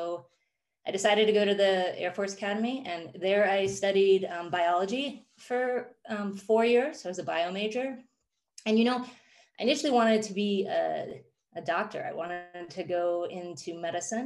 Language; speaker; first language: English; native; English